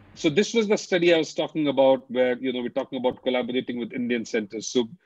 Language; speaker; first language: English; non-native, local second language; Hindi